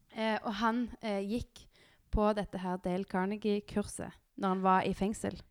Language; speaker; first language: Norwegian; native; Norwegian